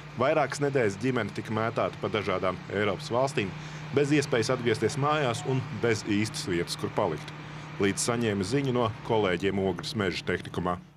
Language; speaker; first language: Latvian; native; Latvian